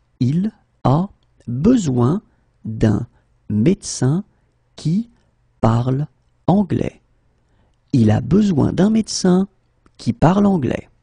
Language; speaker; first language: French; native; French